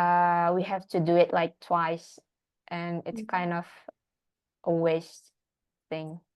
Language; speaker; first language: English; non-native, learner; Indonesian